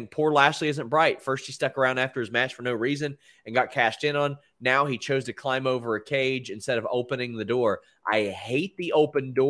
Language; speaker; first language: English; native; English